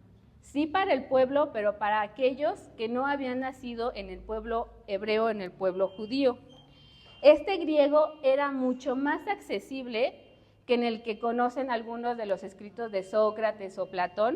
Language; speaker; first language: Spanish; native; Spanish